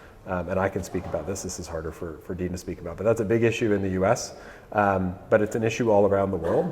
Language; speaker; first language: English; native; English